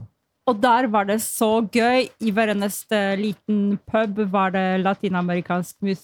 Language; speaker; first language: Norwegian; non-native, fluent; Polish